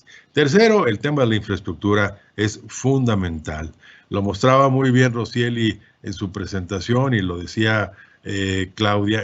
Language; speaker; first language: Spanish; native; Spanish